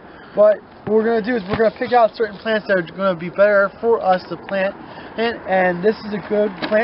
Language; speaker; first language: English; native; English